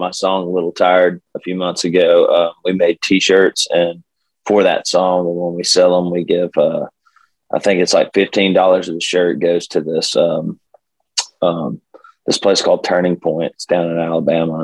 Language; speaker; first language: English; native; English